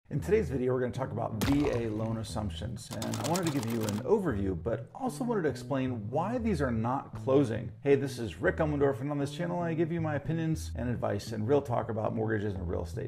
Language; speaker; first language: English; native; English